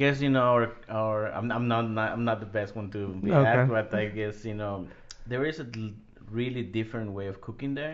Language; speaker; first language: English; non-native, fluent; Spanish